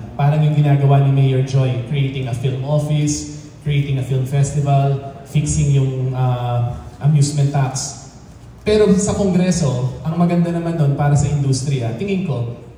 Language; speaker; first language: Filipino; native; Filipino